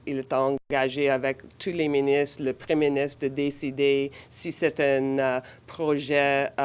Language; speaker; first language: French; non-native, local second language; English